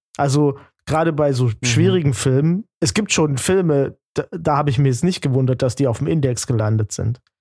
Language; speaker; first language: German; native; German